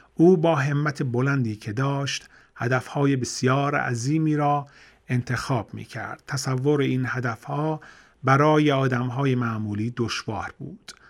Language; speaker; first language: Persian; native; Persian